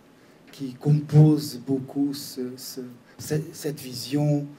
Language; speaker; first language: French; non-native, fluent; Portuguese